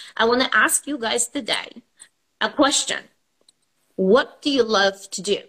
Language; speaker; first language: English; non-native, fluent; Polish